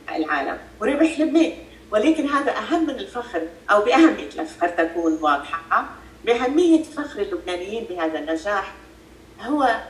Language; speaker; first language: Arabic; native; Arabic